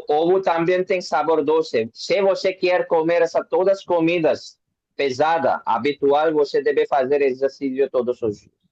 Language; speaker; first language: Portuguese; non-native, learner; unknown